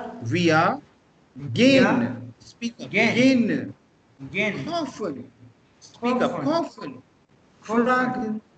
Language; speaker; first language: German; non-native, fluent; Hindi